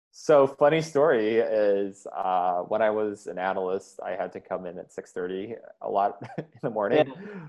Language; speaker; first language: English; early bilingual, other home language; Indonesian